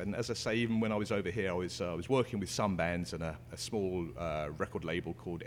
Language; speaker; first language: English; native; English